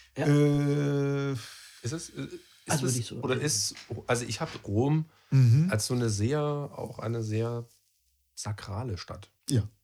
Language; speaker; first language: German; native; German